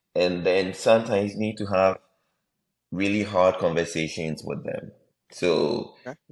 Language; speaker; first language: English; non-native, local second language; Akan